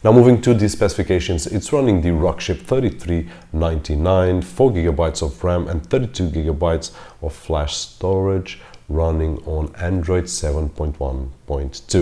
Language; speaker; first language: English; non-native, fluent; Portuguese